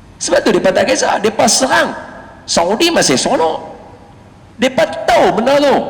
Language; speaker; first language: Malay; native; Malay